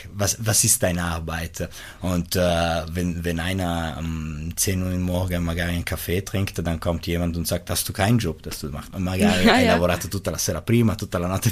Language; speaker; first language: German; non-native, local second language; Italian